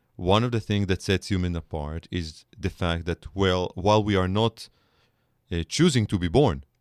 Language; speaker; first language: English; non-native, fluent; Hebrew